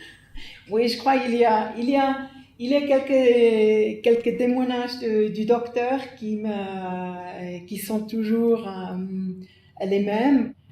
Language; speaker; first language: French; non-native, fluent; German